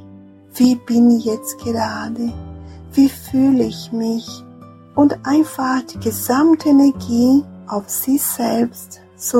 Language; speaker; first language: German; non-native, fluent; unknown